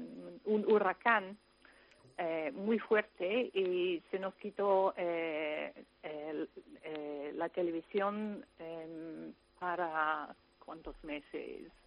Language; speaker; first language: Spanish; non-native, fluent; English